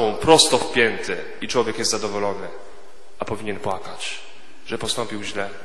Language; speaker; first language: Polish; native; Polish